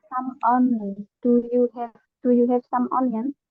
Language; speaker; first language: English; non-native, learner; Indonesian